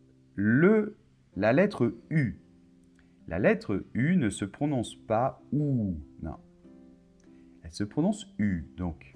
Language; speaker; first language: French; native; French